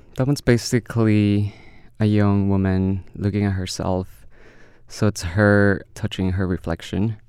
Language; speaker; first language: English; early bilingual, other home language; Spanish